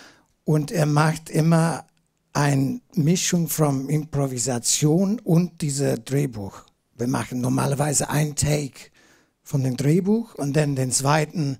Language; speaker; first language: German; non-native, learner; English